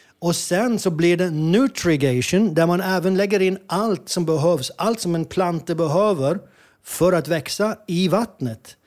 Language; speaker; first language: Swedish; non-native, fluent; Hebrew